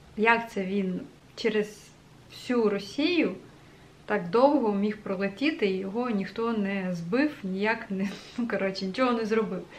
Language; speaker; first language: Ukrainian; non-native, local second language; Russian